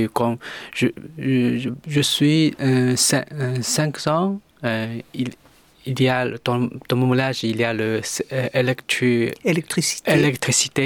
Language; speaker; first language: French; non-native, learner; Chinese